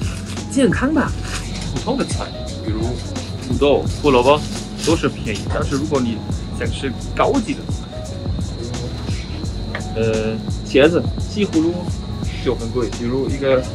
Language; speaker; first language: Chinese; non-native, fluent; German